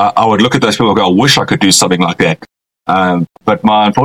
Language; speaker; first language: English; native; English